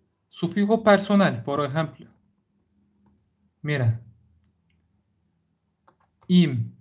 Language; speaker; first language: Spanish; non-native, learner; Turkish